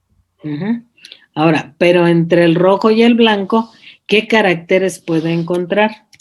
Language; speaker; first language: Spanish; native; Spanish